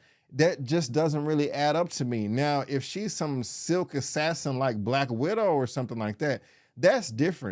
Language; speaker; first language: English; native; English